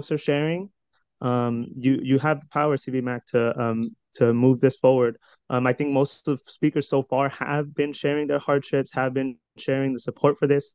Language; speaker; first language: English; native; English